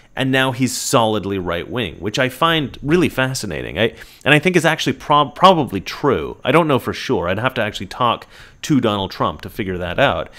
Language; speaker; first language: English; native; English